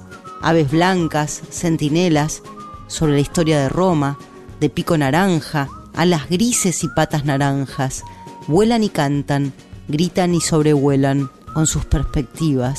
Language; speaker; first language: Spanish; native; Spanish